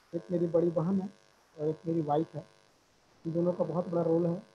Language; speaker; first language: Hindi; native; Hindi